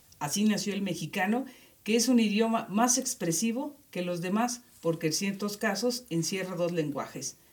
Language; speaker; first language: Spanish; native; Spanish